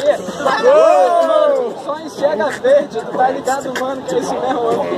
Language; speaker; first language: Portuguese; native; Portuguese